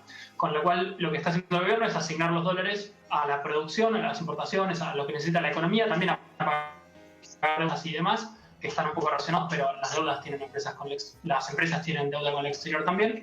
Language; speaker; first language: Spanish; native; Spanish